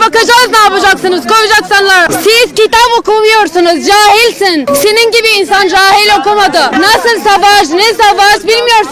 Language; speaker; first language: Turkish; non-native, learner; Arabic